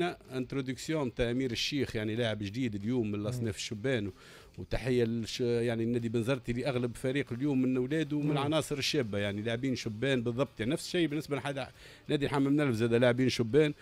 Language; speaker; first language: Arabic; native; Arabic